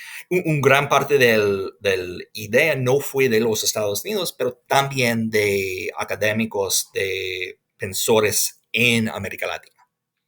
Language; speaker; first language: Spanish; non-native, fluent; English